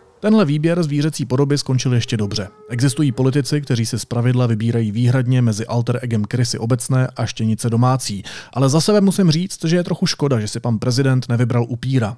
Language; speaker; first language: Czech; native; Czech